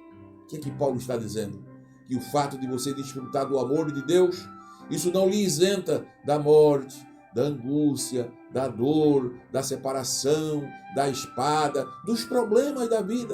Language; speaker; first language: Portuguese; native; Portuguese